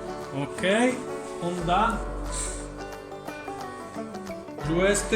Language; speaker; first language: German; non-native, learner; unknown